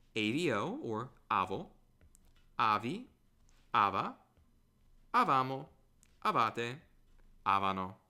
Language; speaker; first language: Italian; non-native, fluent; English